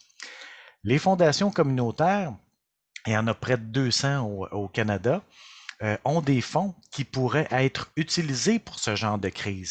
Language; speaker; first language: French; native; French